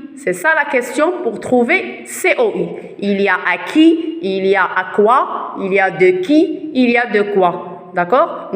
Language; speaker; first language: French; non-native, local second language; Arabic